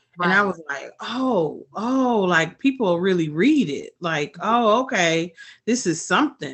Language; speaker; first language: English; native; English